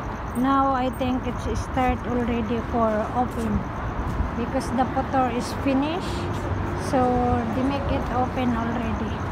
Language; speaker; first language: English; non-native, local second language; Filipino